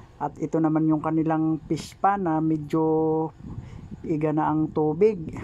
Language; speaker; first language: Filipino; native; Filipino